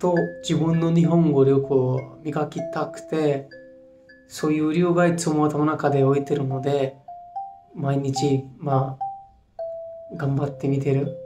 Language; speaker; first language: Japanese; non-native, fluent; Hindi